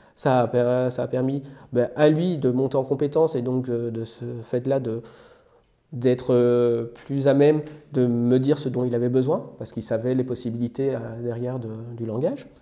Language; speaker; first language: French; native; French